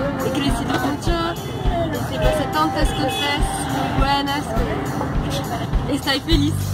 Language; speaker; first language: Spanish; non-native, learner; French